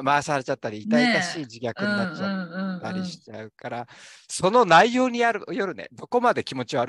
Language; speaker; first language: Japanese; native; Japanese